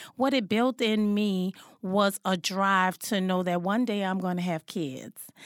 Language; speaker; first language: English; native; English